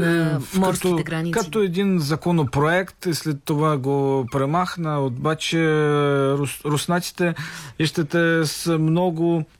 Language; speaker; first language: Bulgarian; non-native, fluent; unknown